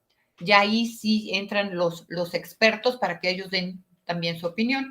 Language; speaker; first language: Spanish; native; Spanish